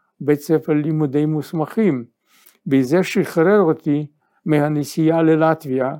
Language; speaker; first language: Hebrew; non-native, fluent; Yiddish